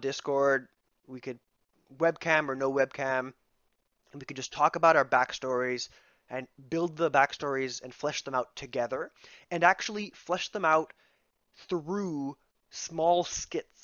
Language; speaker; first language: English; native; English